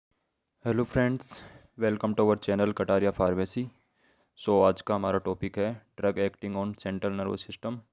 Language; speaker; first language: Hindi; native; Hindi